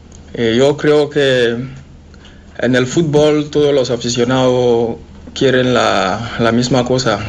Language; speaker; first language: Spanish; non-native, fluent; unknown